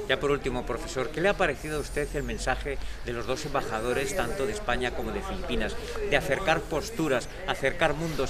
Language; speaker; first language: Spanish; native; Spanish